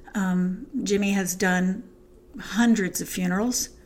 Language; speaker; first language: English; native; English